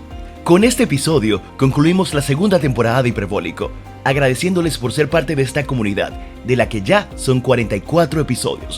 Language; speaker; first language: Spanish; native; Spanish